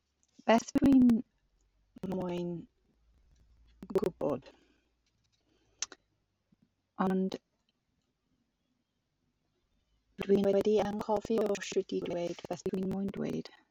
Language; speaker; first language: Welsh; non-native, learner; English